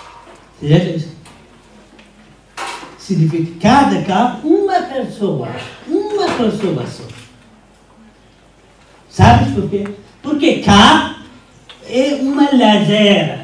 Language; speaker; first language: Portuguese; non-native, learner; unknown